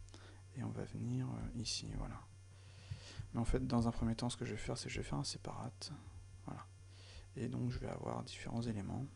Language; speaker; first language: French; native; French